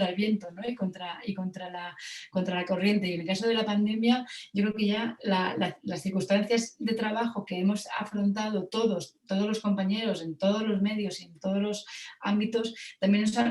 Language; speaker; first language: Spanish; native; Spanish